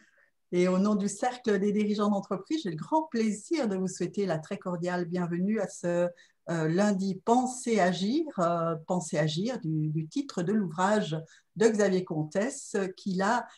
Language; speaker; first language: French; native; French